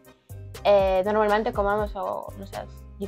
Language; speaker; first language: Spanish; non-native, learner; Ukrainian